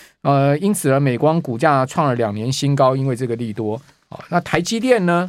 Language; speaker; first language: Chinese; native; Chinese